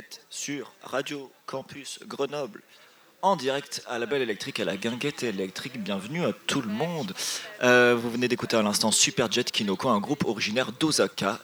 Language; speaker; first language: French; native; French